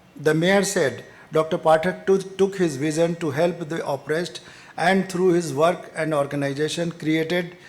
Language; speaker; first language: English; non-native, local second language; Hindi